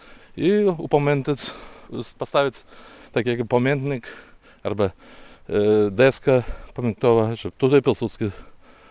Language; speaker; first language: Polish; non-native, learner; Lithuanian